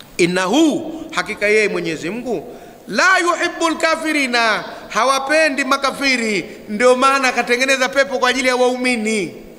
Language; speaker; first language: Swahili; native; Swahili